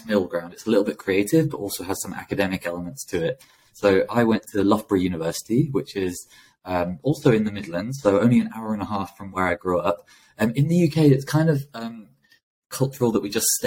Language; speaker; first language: English; native; English